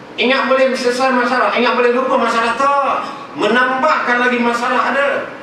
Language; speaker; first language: Malay; non-native, local second language; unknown